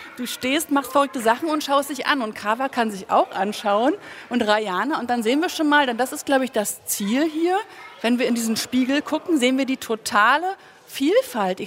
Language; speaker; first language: German; native; German